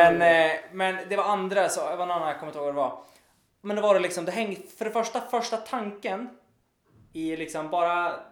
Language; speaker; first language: Swedish; native; Swedish